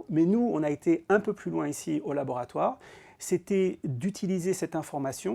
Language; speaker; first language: French; native; French